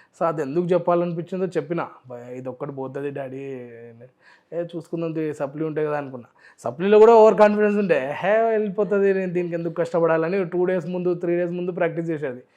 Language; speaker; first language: Telugu; non-native, local second language; Urdu